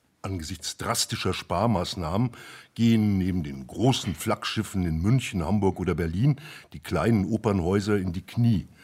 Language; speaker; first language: German; native; German